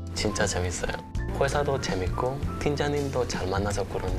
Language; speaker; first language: Korean; non-native, fluent; Spanish